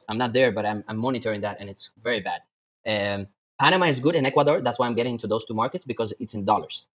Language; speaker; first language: English; non-native, fluent; Latvian